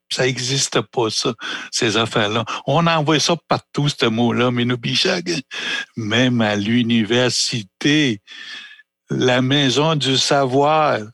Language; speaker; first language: French; non-native, local second language; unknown